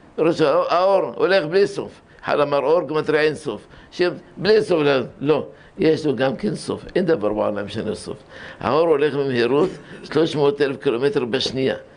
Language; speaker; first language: Hebrew; early bilingual, other home language; Arabic